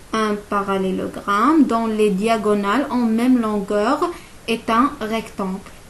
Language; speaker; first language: French; non-native, local second language; Arabic